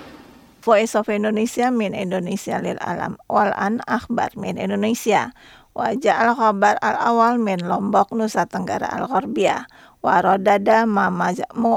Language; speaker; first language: Arabic; non-native, fluent; Indonesian